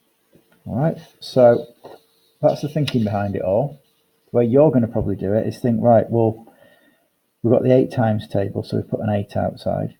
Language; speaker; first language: English; native; English